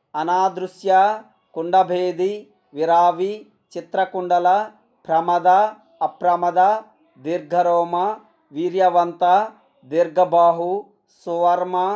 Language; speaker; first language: Telugu; native; Telugu